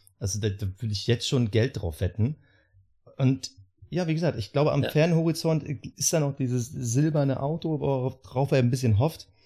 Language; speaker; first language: German; native; German